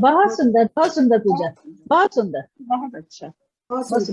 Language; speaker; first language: Hindi; native; Hindi